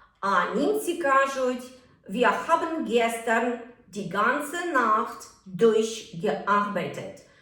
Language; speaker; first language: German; non-native, fluent; Ukrainian